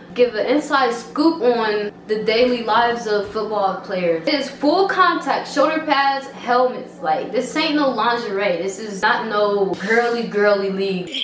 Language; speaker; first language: English; native; English